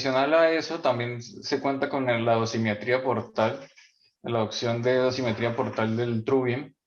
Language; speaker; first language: Spanish; native; Spanish